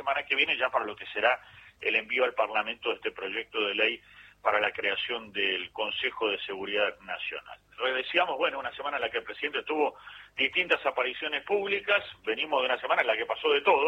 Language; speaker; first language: Spanish; native; Spanish